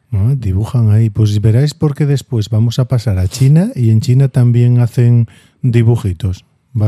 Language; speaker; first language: Spanish; native; Spanish